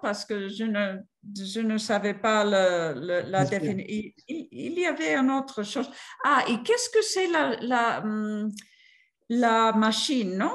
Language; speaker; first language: French; non-native, fluent; Spanish